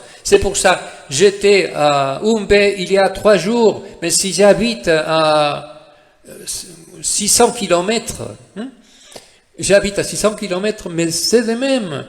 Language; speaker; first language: French; non-native, fluent; Spanish